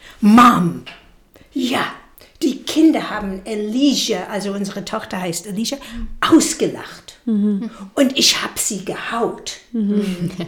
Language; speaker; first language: German; non-native, fluent; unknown